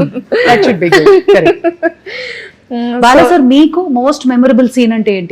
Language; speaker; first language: Telugu; native; Telugu